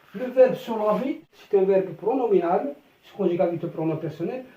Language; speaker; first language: French; non-native, local second language; Arabic